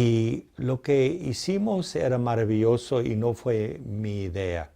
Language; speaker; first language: Spanish; non-native, fluent; English